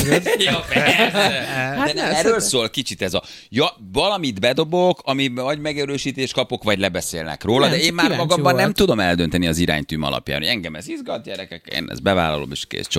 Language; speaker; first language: Hungarian; native; Hungarian